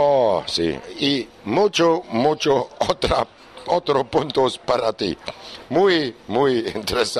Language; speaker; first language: Spanish; non-native, learner; German